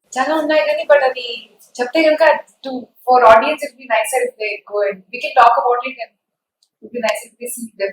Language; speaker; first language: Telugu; non-native, learner; Kannada